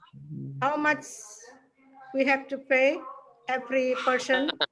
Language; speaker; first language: English; non-native, learner; Indonesian